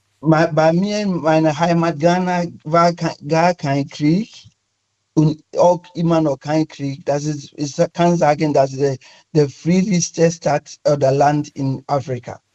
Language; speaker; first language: German; non-native, fluent; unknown